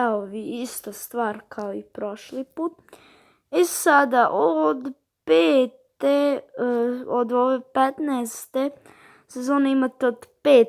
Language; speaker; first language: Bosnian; early bilingual, heritage; Croatian